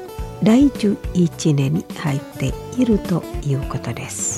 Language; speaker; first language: Japanese; non-native, fluent; Indonesian